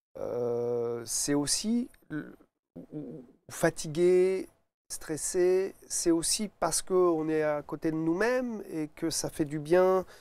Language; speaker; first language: French; native; French